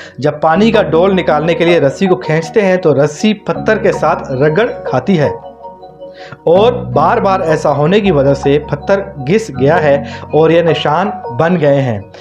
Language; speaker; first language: Urdu; native; Urdu